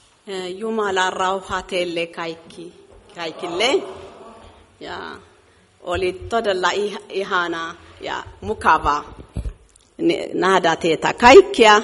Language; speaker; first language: Finnish; non-native, fluent; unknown